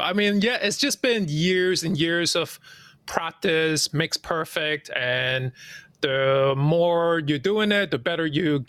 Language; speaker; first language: English; early bilingual, other home language; Cantonese